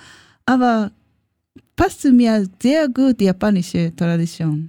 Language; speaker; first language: German; non-native, learner; Japanese